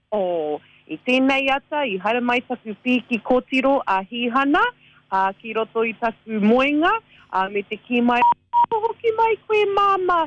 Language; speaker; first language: Māori; non-native, local second language; English